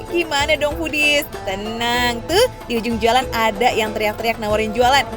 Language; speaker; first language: Indonesian; native; Indonesian